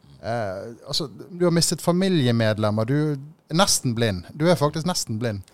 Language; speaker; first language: Norwegian; native; Norwegian